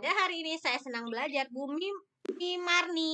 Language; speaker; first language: Indonesian; native; Indonesian